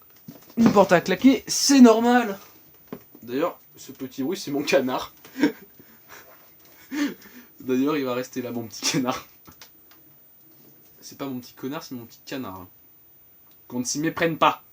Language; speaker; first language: French; native; French